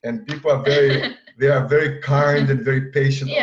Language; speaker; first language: English; non-native, fluent; Portuguese